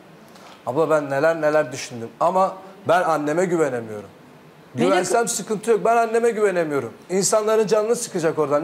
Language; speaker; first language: Turkish; native; Turkish